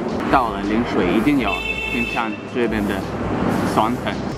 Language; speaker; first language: Chinese; non-native, learner; Russian